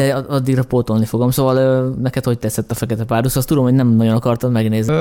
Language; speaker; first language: Hungarian; native; Hungarian